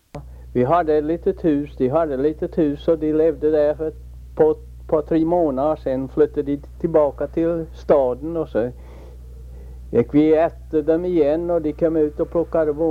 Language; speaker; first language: Swedish; early bilingual, heritage; Swedish